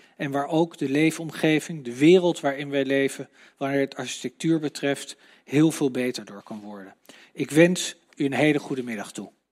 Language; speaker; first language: Dutch; native; Dutch